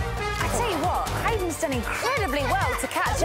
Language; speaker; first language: English; native; English